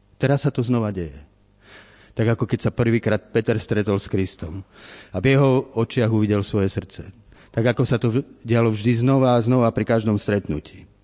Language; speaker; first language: Slovak; native; Slovak